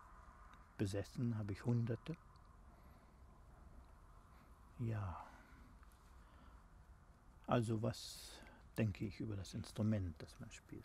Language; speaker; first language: German; non-native, fluent; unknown